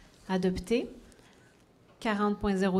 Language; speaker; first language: French; native; French